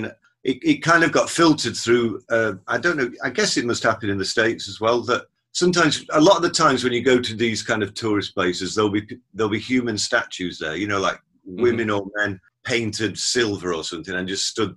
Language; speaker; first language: English; native; English